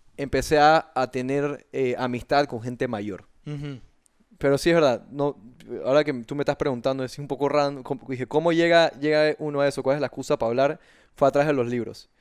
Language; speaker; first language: Spanish; native; Spanish